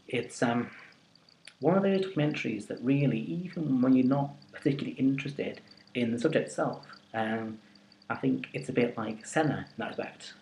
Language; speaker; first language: English; native; English